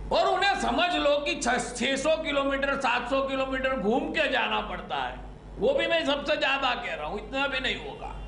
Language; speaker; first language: Hindi; non-native, local second language; Gujarati